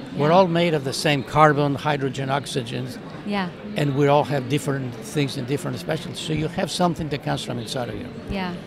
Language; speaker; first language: English; non-native, fluent; Spanish